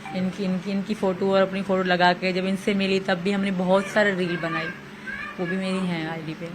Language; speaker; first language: Urdu; non-native, local second language; Sindhi